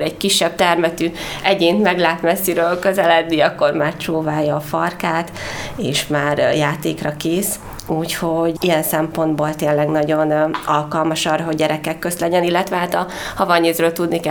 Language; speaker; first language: Hungarian; native; Hungarian